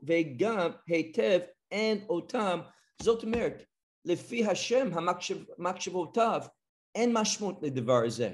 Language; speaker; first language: Hebrew; non-native, fluent; English